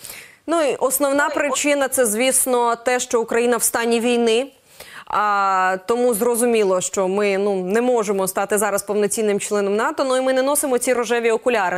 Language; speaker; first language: Ukrainian; native; Ukrainian